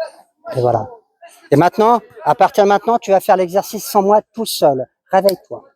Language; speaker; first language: French; native; French